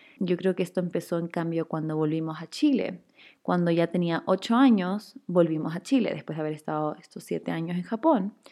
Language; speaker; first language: Spanish; native; Spanish